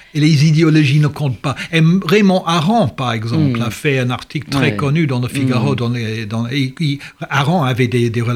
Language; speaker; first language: French; non-native, fluent; English